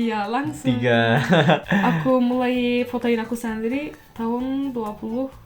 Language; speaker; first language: Indonesian; non-native, fluent; Turkish